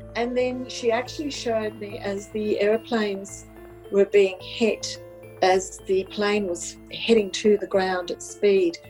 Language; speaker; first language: English; non-native, local second language; Italian